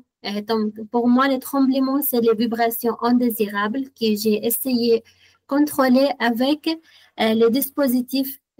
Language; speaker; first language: French; non-native, fluent; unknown